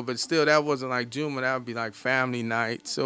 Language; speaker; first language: English; native; English